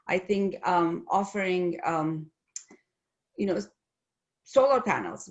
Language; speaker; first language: English; non-native, fluent; Persian